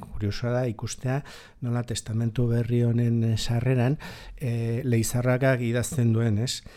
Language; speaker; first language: Basque; native; Basque